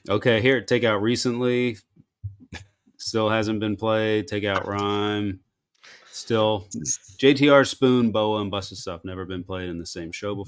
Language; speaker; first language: English; native; English